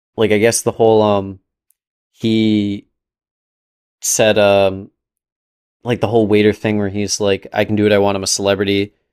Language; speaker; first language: English; native; English